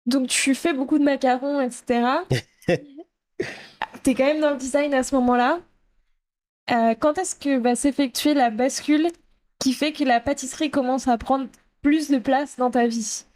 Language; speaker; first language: French; native; French